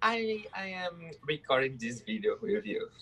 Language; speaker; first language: English; non-native, learner; Portuguese